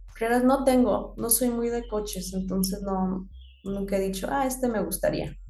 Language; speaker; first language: Spanish; early bilingual, heritage; Spanish